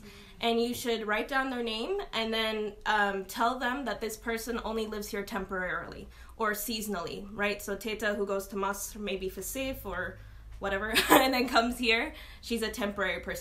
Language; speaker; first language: English; early bilingual, other home language; Arabic